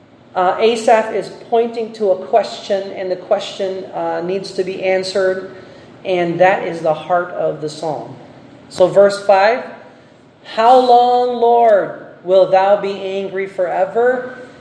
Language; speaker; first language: English; non-native, local second language; Filipino